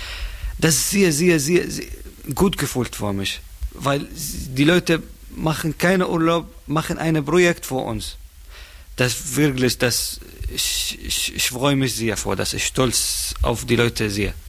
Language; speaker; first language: German; non-native, learner; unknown